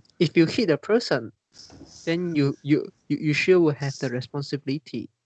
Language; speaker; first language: English; non-native, learner; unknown